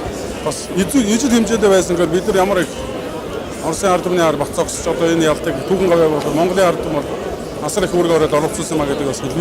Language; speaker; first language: Mongolian; native; Mongolian